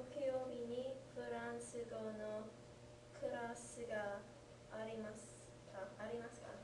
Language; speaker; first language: Japanese; non-native, learner; English